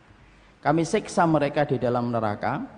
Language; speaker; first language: Indonesian; native; Indonesian